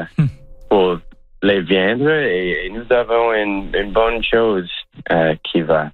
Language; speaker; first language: French; non-native, local second language; English